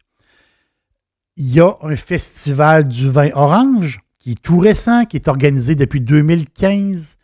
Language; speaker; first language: French; native; French